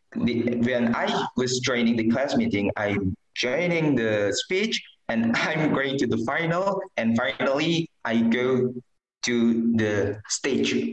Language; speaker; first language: English; non-native, learner; Indonesian